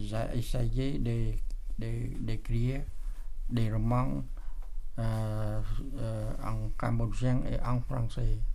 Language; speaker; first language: French; non-native, fluent; Khmer